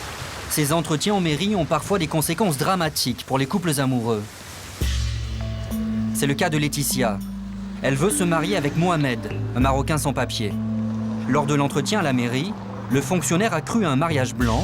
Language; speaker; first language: French; native; French